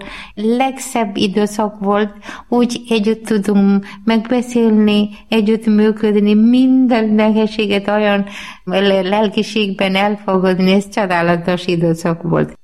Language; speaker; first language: Hungarian; non-native, learner; Malayalam